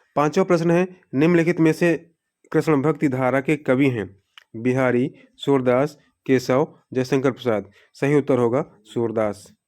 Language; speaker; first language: Hindi; native; Hindi